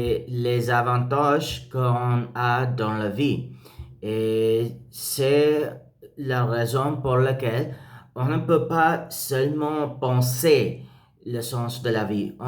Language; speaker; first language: French; non-native, learner; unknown